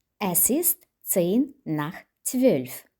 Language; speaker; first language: German; non-native, fluent; Ukrainian